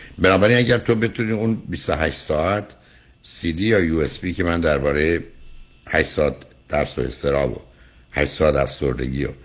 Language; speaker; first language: Persian; native; Persian